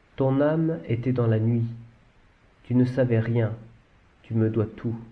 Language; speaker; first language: French; native; French